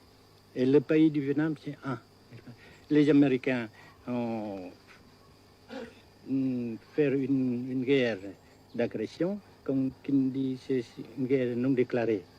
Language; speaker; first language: French; non-native, fluent; Vietnamese